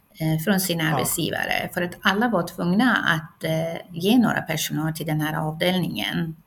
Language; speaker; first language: Swedish; non-native, fluent; Persian